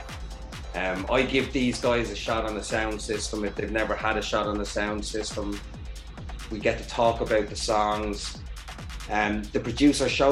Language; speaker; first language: English; native; English